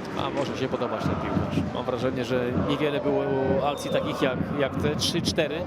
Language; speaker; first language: Polish; native; Polish